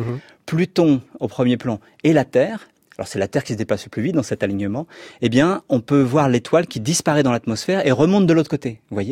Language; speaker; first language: French; native; French